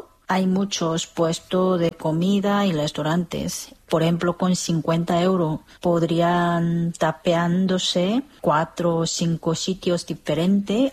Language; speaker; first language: Spanish; non-native, fluent; Korean